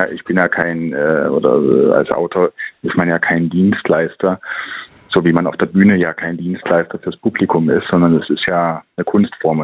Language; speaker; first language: German; native; German